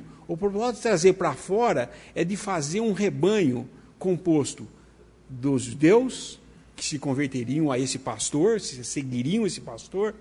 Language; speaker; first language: Portuguese; native; Portuguese